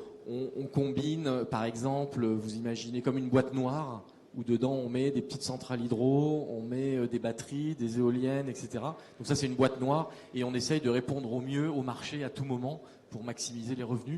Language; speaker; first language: French; native; French